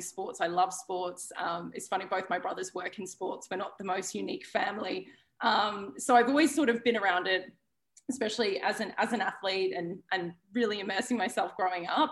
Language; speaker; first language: English; native; English